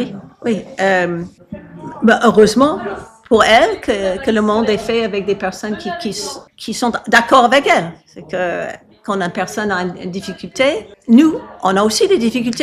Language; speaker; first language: French; non-native, fluent; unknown